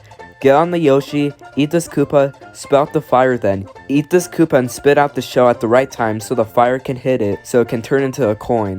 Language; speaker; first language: English; native; English